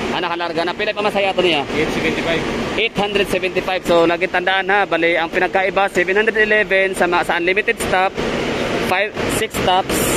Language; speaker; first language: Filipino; non-native, local second language; Cebuano